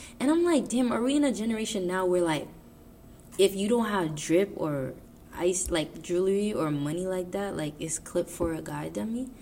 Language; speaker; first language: English; native; English